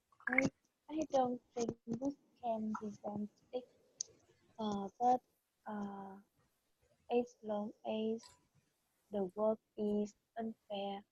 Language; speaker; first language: English; non-native, learner; Vietnamese